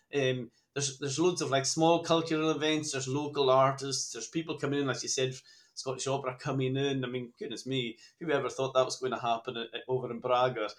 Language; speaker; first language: English; native; English